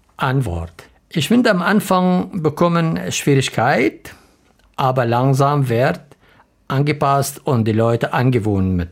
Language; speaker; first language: German; non-native, learner; Arabic